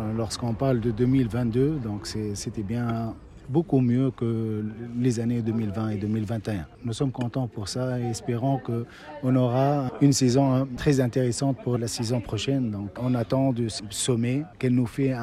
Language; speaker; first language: French; non-native, local second language; Arabic